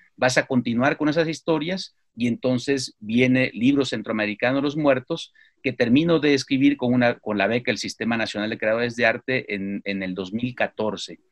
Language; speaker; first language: Spanish; native; Spanish